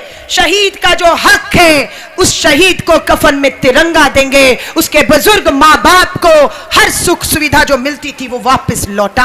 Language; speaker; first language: Hindi; native; Hindi